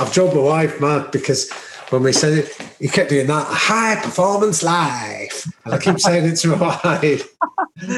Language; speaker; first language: English; native; English